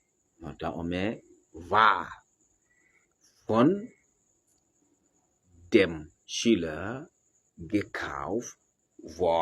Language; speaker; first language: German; non-native, fluent; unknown